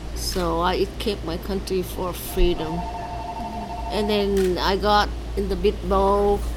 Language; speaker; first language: English; non-native, learner; Vietnamese